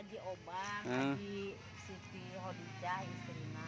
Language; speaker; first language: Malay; non-native, local second language; Sundanese